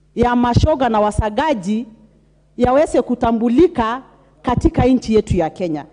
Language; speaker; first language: Swahili; non-native, local second language; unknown